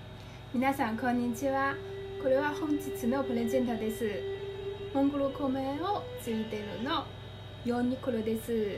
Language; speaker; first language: Japanese; non-native, learner; Mongolian